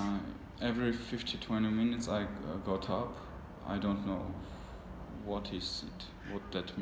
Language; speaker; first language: English; non-native, learner; Armenian